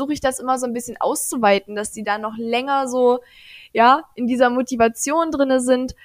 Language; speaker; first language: German; native; German